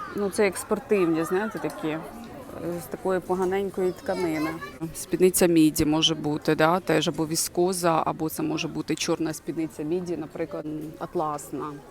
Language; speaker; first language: Ukrainian; native; Ukrainian